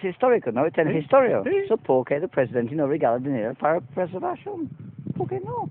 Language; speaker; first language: Spanish; non-native, learner; English